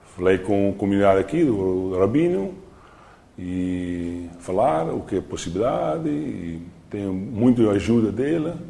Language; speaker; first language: Portuguese; non-native, learner; Dutch